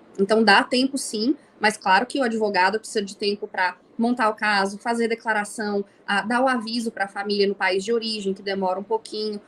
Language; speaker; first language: Portuguese; native; Portuguese